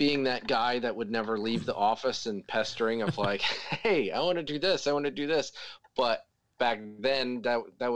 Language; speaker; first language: English; native; English